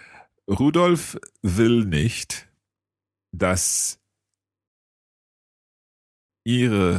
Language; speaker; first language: German; non-native, learner; English